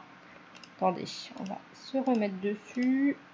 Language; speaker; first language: French; native; French